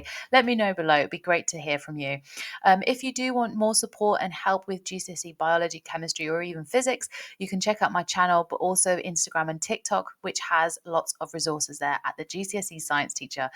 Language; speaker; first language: English; native; English